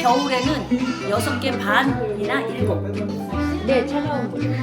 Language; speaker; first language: Korean; native; Korean